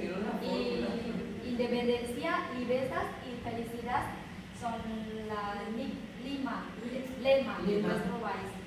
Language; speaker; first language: Spanish; non-native, learner; Vietnamese